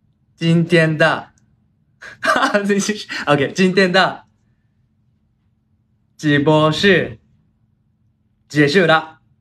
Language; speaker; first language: Chinese; non-native, learner; Japanese